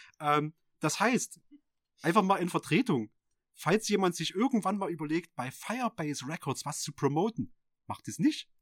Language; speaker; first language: German; native; German